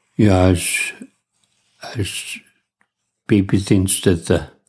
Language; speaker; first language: German; native; German